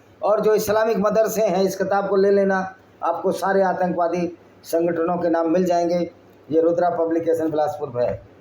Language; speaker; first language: Hindi; native; Hindi